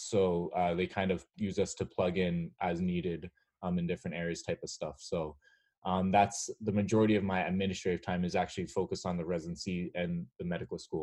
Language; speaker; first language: English; native; English